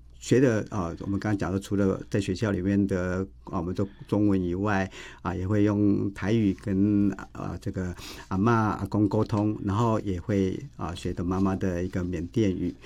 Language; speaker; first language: Chinese; native; Chinese